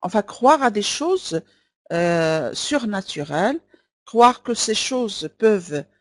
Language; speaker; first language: French; non-native, local second language; Arabic